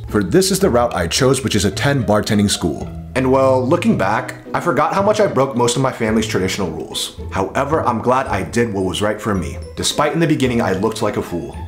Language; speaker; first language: English; native; English